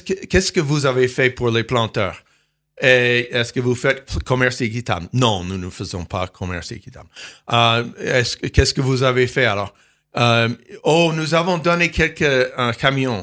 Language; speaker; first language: French; non-native, fluent; English